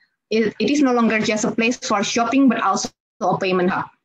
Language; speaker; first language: English; non-native, fluent; Indonesian